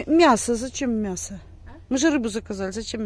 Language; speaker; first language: Russian; native; Russian